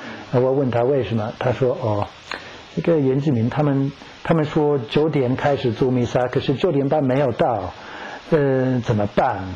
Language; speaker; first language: Chinese; non-native, learner; English